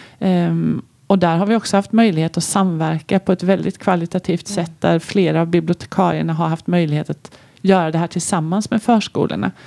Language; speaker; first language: Swedish; native; Swedish